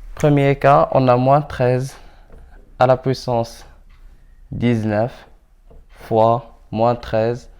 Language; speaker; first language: French; non-native, local second language; Arabic